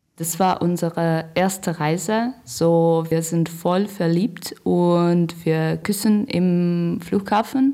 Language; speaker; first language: German; non-native, learner; Russian